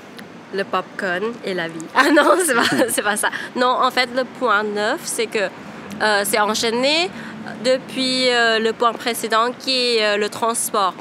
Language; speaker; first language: French; non-native, fluent; Thai